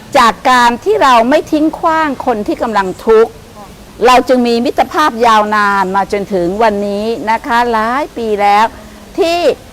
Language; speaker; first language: Thai; native; Thai